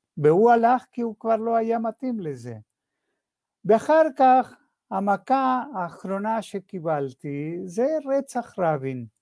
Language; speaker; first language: Hebrew; non-native, fluent; Spanish